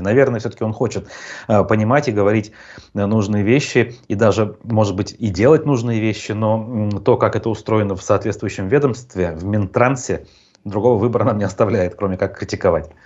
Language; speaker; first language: Russian; native; Russian